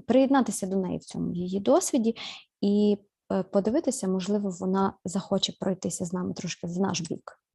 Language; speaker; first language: Ukrainian; native; Ukrainian